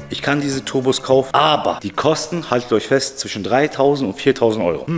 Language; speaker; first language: German; early bilingual, other home language; Turkish